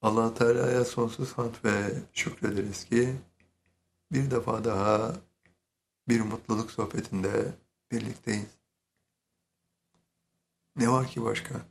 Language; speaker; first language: Turkish; native; Turkish